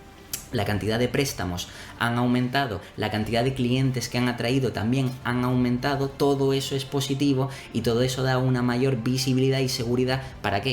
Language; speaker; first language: Spanish; native; Spanish